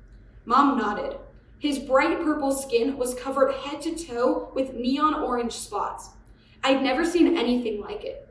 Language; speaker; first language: English; native; English